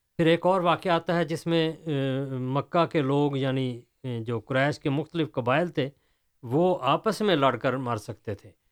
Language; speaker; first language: Urdu; native; Urdu